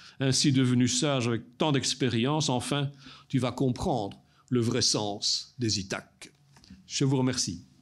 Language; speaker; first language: French; native; French